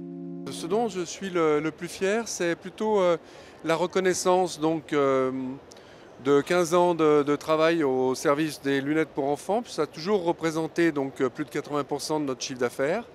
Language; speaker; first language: French; native; French